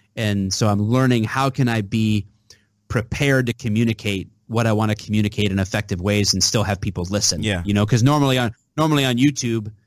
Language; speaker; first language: English; native; English